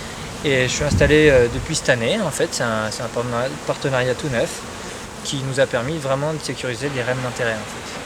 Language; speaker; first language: French; native; French